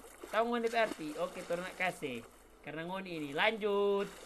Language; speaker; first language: Indonesian; non-native, fluent; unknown